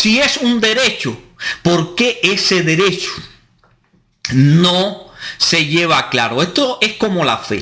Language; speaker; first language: Spanish; native; Spanish